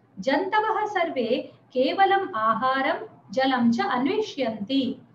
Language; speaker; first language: Hindi; native; Hindi